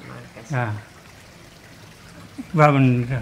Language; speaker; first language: Dutch; early bilingual, other home language; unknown